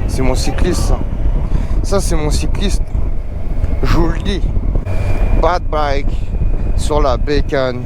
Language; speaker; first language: French; native; French